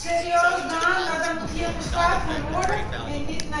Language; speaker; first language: Dutch; non-native, learner; Portuguese